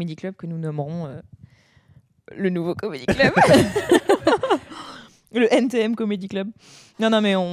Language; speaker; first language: French; native; French